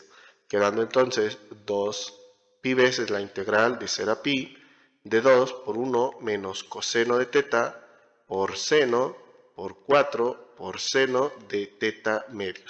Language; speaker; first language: Spanish; native; Spanish